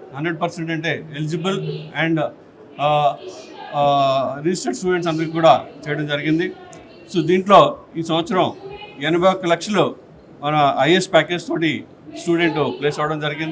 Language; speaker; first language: Telugu; native; Telugu